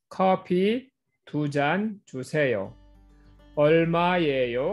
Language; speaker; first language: Korean; non-native, fluent; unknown